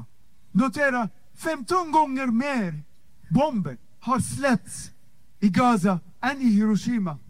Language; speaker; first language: Swedish; non-native, fluent; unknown